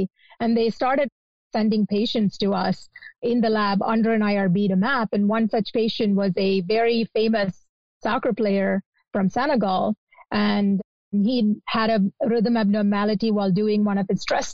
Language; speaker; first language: English; non-native, local second language; Malayalam